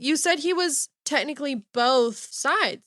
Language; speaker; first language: English; native; English